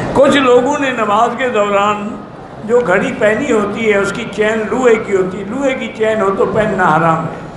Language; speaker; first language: Urdu; native; Urdu